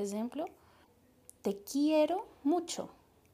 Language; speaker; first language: Spanish; non-native, fluent; Portuguese